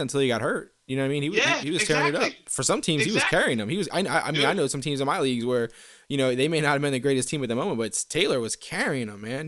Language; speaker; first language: English; native; English